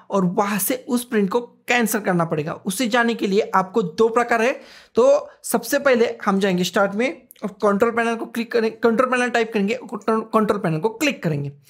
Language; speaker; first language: Hindi; native; Hindi